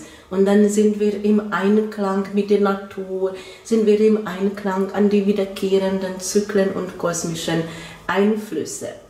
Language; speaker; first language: German; non-native, fluent; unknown